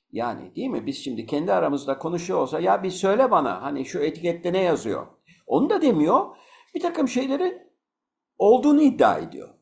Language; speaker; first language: Turkish; native; Turkish